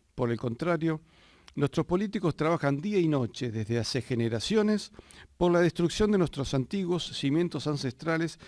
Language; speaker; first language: Spanish; native; Spanish